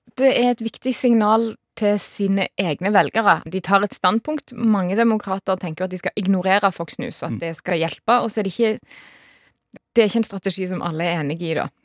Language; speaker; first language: Norwegian; native; Norwegian